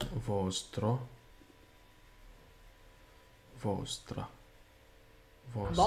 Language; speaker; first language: Italian; non-native, learner; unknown